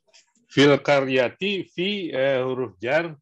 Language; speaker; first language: Arabic; non-native, learner; Indonesian